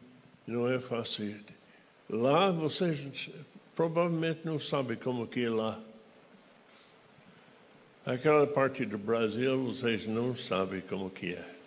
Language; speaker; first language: Portuguese; non-native, fluent; English